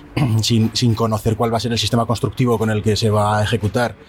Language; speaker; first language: Spanish; native; Spanish